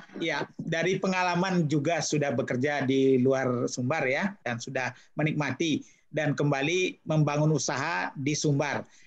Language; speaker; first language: Indonesian; native; Indonesian